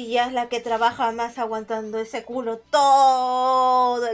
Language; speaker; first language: Spanish; native; Spanish